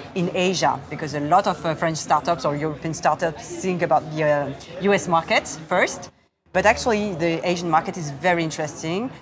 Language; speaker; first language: English; non-native, fluent; Korean